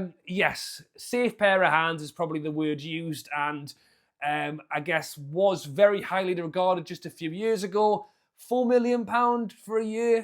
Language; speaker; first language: English; native; English